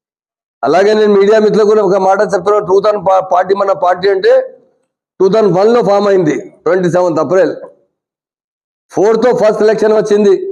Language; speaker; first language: Telugu; non-native, local second language; Urdu